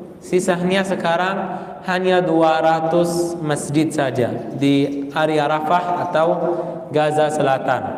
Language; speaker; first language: Indonesian; non-native, fluent; Arabic